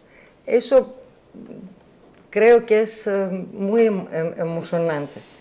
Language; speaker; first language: Spanish; non-native, learner; Greek